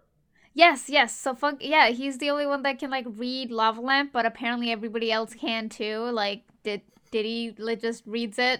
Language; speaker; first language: English; native; English